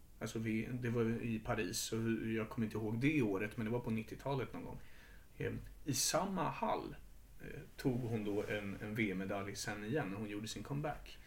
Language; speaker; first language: Swedish; native; Swedish